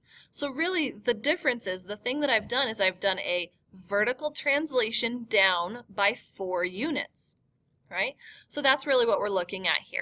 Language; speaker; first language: English; native; English